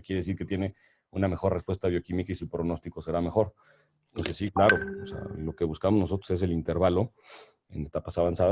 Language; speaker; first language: Spanish; native; Spanish